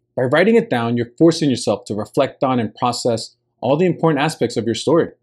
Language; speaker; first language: English; early bilingual, other home language; Spanish